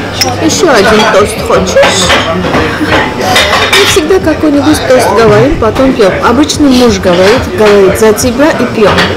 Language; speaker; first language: Russian; non-native, fluent; Armenian